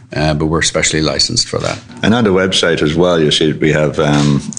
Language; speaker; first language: English; native; English